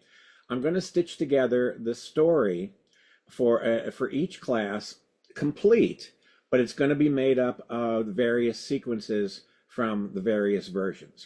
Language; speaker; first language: English; native; English